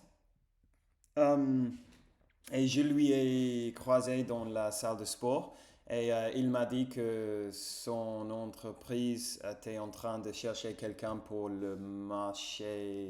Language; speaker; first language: French; non-native, fluent; English